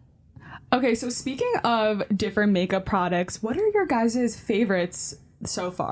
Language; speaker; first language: English; native; English